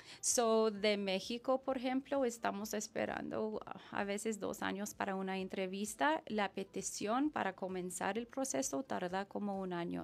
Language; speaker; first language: Spanish; non-native, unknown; English